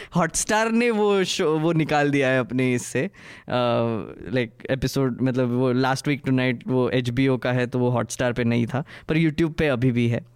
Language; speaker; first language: Hindi; native; Hindi